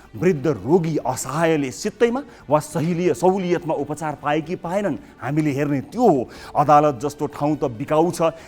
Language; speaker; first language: Nepali; native; Nepali